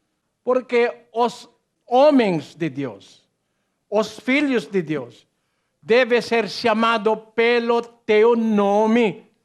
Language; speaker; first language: Portuguese; non-native, learner; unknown